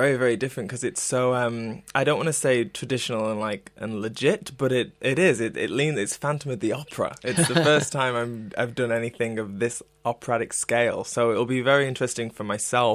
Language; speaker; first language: English; native; English